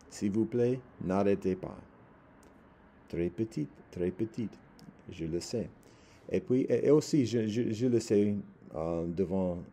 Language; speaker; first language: French; non-native, learner; English